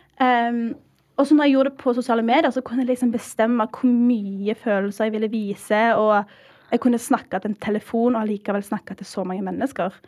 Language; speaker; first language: Norwegian; early bilingual, heritage; Norwegian